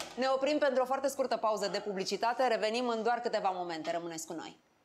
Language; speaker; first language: Romanian; native; Romanian